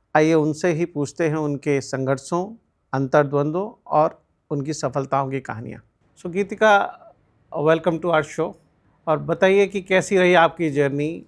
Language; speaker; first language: Hindi; native; Hindi